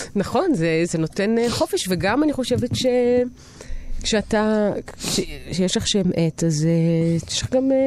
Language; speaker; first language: Hebrew; early bilingual, other home language; Italian